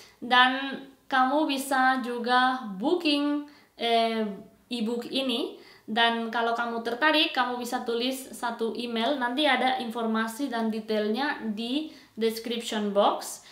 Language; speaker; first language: Indonesian; non-native, fluent; Spanish